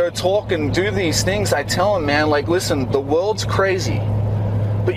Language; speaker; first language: English; native; English